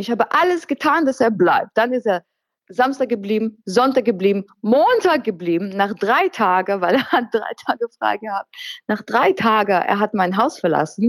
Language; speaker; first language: German; non-native, fluent; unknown